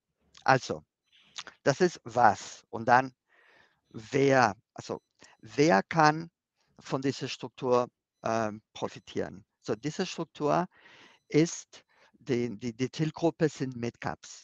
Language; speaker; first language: German; non-native, fluent; Spanish